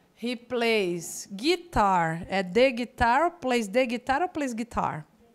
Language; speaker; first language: English; non-native, fluent; Portuguese